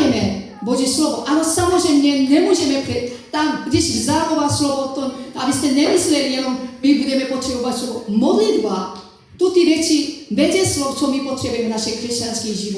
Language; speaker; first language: Czech; non-native, fluent; Korean